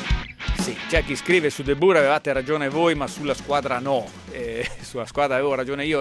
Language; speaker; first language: Italian; native; Italian